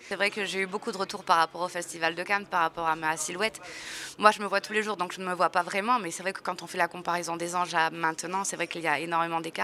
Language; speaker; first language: French; native; French